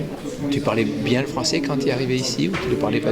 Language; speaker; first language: French; native; French